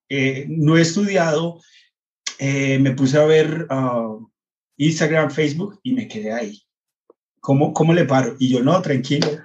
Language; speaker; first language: Spanish; early bilingual, heritage; Spanish